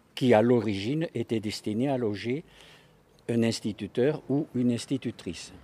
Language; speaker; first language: French; native; French